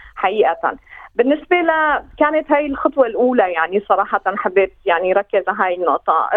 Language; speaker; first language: Arabic; non-native, local second language; Kurdish